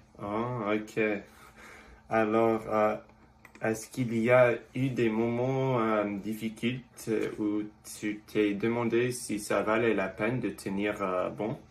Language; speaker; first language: French; early bilingual, other home language; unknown